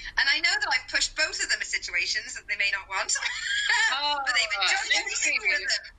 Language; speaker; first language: English; native; English